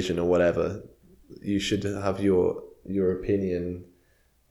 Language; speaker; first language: English; native; English